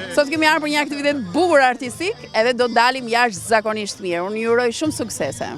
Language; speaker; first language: Albanian; native; Albanian